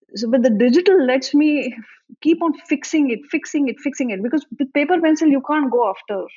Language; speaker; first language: English; non-native, local second language; Marathi